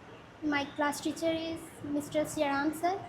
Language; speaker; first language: English; non-native, learner; Hindi